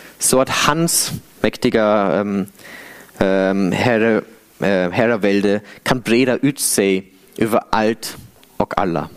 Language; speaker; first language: Swedish; non-native, fluent; English